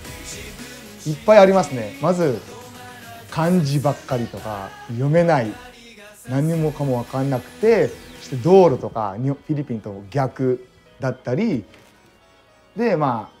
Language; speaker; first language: Japanese; early bilingual, other home language; Filipino